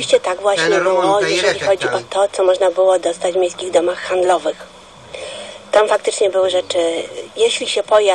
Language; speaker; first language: Polish; native; Polish